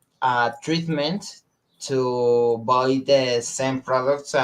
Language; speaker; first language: English; non-native, learner; Spanish